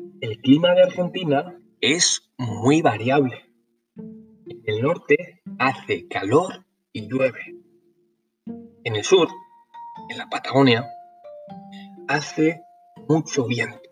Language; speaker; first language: Spanish; non-native, learner; Norwegian